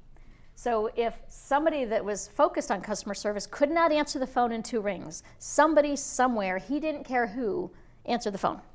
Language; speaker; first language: English; native; English